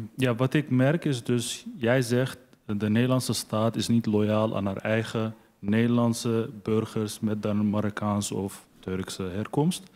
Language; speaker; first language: Dutch; early bilingual, other home language; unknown